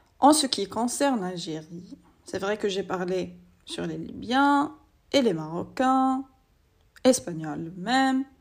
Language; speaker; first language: French; non-native, local second language; Arabic